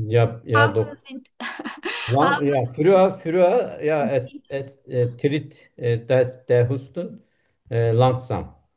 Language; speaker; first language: German; non-native, learner; Turkish